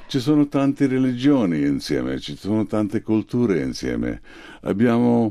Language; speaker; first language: Italian; non-native, fluent; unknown